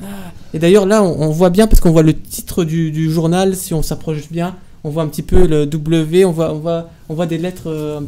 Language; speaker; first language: French; native; French